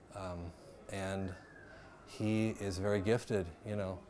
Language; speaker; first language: English; native; English